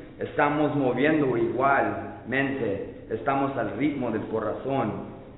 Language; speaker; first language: Spanish; early bilingual, heritage; Spanish